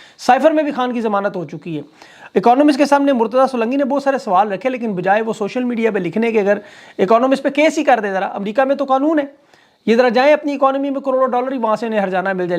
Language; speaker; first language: Urdu; native; Urdu